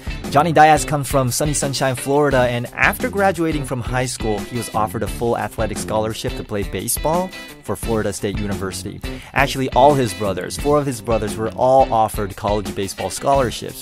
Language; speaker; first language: English; early bilingual, other home language; Chinese